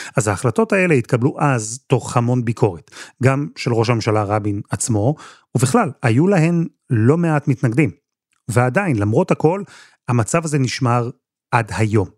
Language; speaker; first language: Hebrew; native; Hebrew